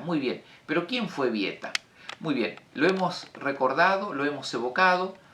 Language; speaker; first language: Spanish; native; Spanish